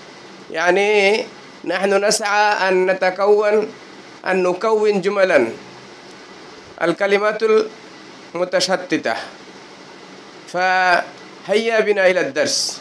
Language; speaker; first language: Arabic; non-native, fluent; Bangla